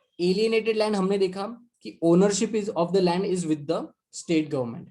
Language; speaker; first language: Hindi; non-native, local second language; Marathi